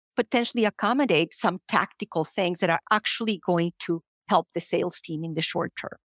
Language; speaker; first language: English; non-native, fluent; Spanish